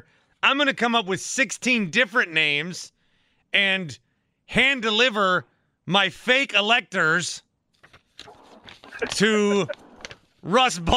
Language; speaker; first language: English; native; English